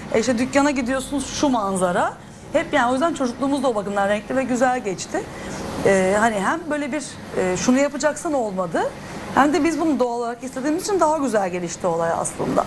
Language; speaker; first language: Turkish; native; Turkish